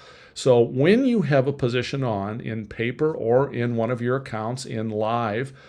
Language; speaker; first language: English; native; English